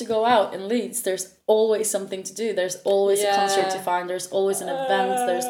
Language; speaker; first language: English; non-native, fluent; Norwegian